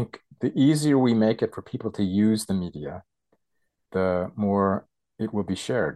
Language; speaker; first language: English; native; English